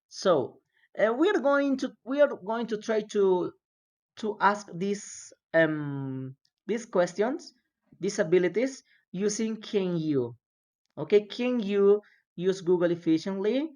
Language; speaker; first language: English; non-native, fluent; Spanish